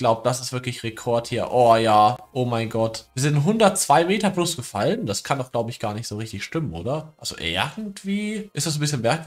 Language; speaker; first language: German; native; German